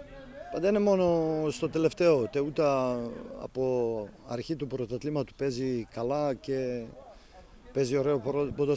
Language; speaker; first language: Greek; non-native, fluent; Serbian